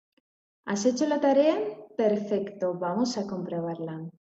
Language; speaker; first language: Spanish; non-native, fluent; Russian